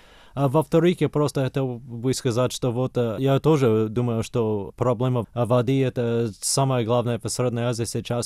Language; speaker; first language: Russian; non-native, fluent; English